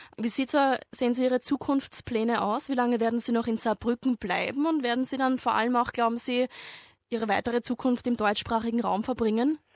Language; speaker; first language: German; native; German